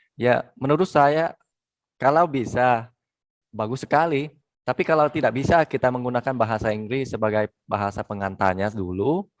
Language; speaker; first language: Indonesian; non-native, fluent; Vietnamese